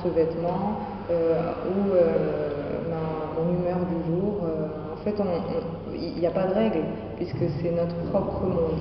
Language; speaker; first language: French; non-native, local second language; Arabic